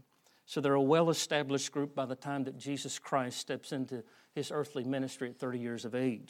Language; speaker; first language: English; native; English